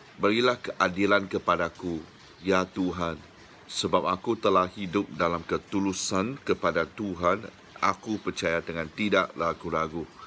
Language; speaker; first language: Malay; non-native, local second language; Chinese